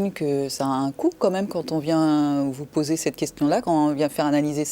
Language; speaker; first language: French; native; French